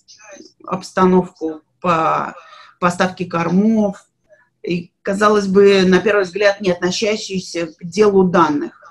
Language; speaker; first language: Russian; native; Russian